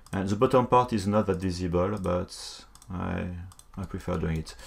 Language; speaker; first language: English; non-native, fluent; French